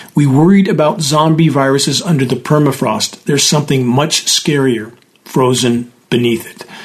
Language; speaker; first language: English; native; English